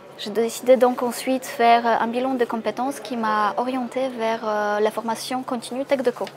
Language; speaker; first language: French; non-native, fluent; Polish